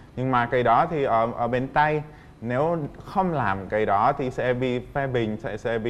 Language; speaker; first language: Vietnamese; non-native, fluent; Czech